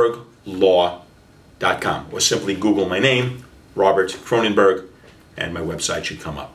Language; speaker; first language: English; native; English